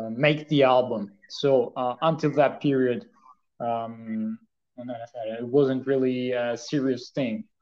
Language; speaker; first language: English; non-native, fluent; Italian